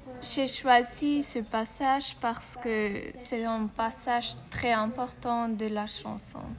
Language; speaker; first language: French; non-native, learner; German